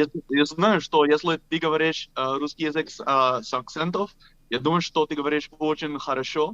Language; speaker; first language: Russian; non-native, learner; Dutch